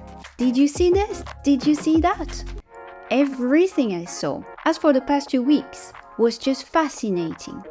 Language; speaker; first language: English; non-native, fluent; French